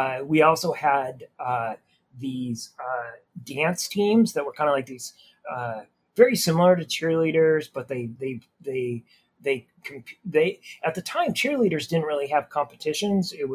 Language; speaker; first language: English; native; English